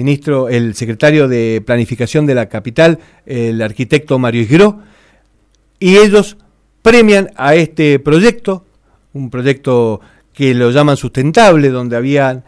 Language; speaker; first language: Spanish; native; Spanish